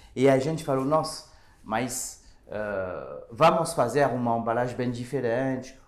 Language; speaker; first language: Portuguese; non-native, fluent; French